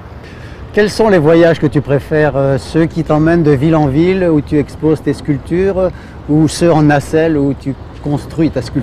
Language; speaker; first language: French; native; French